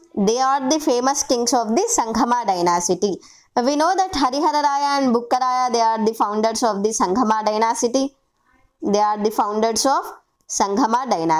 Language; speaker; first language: English; non-native, local second language; Telugu